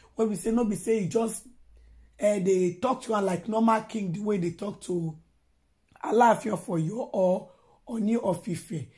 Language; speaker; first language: Nigerian Pidgin; non-native, local second language; Yoruba